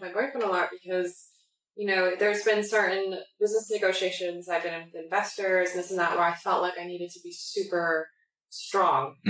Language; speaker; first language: English; native; English